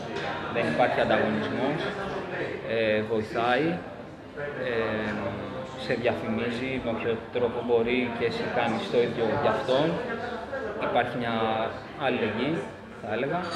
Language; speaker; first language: Greek; early bilingual, other home language; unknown